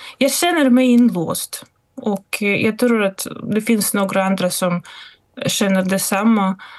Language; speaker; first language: Swedish; non-native, fluent; Russian